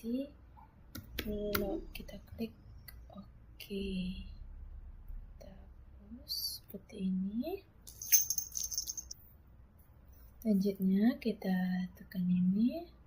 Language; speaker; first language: Indonesian; native; Indonesian